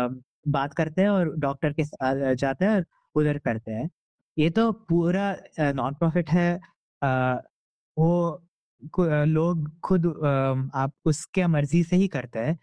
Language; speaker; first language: Hindi; non-native, local second language; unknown